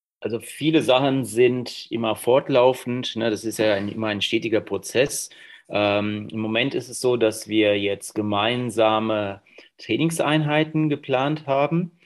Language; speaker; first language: German; native; German